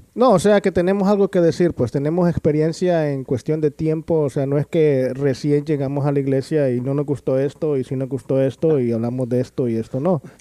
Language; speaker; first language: Spanish; native; Spanish